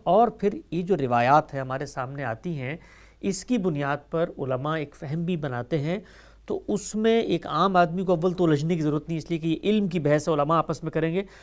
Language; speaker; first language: Urdu; native; Urdu